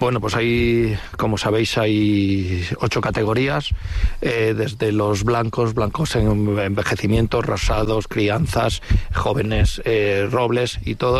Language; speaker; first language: Spanish; native; Spanish